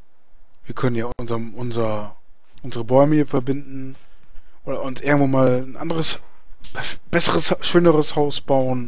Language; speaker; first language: German; native; German